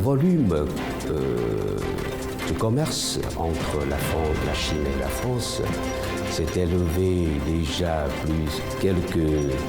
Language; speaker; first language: French; non-native, fluent; Chinese